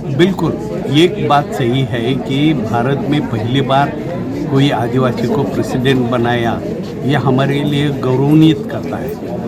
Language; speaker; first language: Hindi; non-native, local second language; Marathi